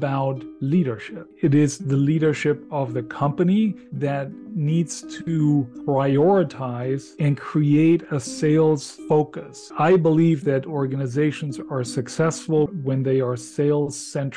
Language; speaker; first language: English; non-native, fluent; German